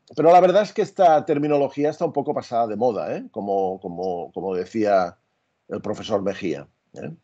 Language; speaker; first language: Spanish; native; Spanish